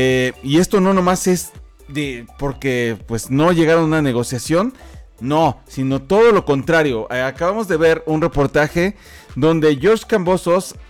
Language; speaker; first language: Spanish; native; Spanish